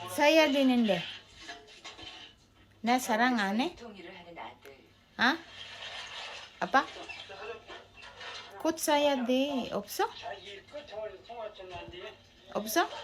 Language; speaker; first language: Korean; non-native, learner; Filipino